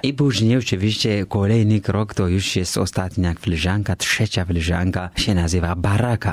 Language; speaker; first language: Polish; non-native, fluent; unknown